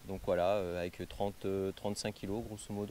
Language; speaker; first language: French; native; French